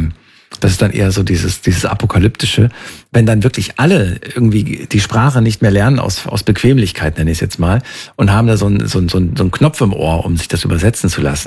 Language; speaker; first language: German; native; German